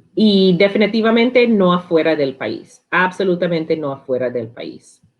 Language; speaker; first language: Spanish; non-native, learner; English